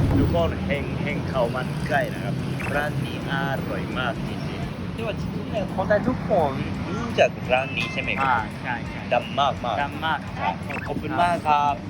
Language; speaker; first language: Thai; non-native, learner; Japanese